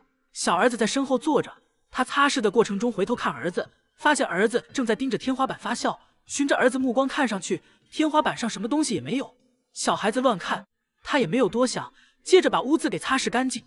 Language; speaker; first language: Chinese; native; Chinese